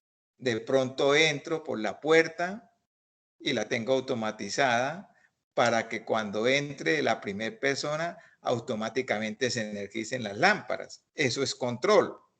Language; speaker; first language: Spanish; native; Spanish